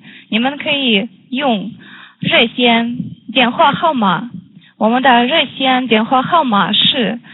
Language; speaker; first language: Chinese; non-native, learner; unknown